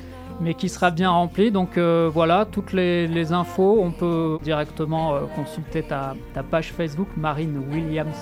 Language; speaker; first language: French; native; French